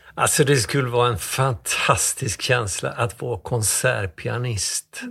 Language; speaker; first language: Swedish; native; Swedish